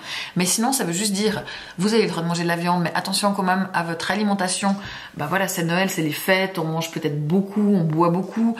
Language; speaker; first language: French; native; French